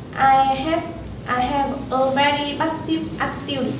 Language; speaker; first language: English; non-native, learner; Vietnamese